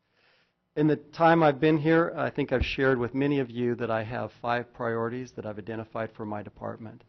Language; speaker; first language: English; native; English